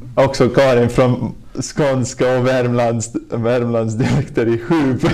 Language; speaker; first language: Swedish; non-native, fluent; Latvian